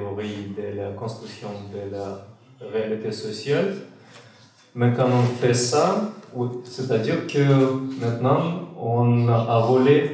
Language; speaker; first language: French; non-native, fluent; Russian